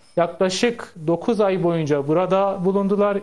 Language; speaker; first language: Turkish; non-native, local second language; Kurdish